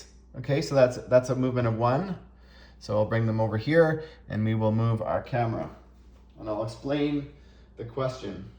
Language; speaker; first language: English; native; English